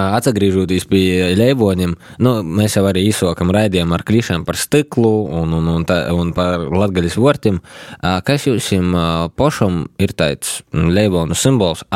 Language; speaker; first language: Latvian; native; Latvian